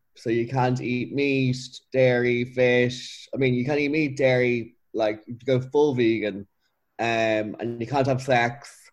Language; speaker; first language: English; native; English